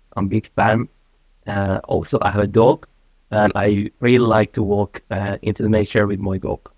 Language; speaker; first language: English; non-native, fluent; Persian